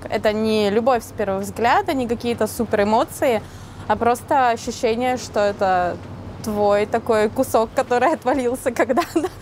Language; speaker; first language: Russian; native; Russian